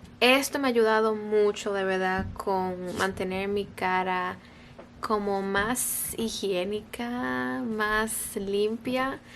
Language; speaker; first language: Spanish; early bilingual, heritage; Spanish